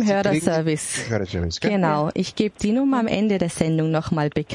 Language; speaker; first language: German; native; German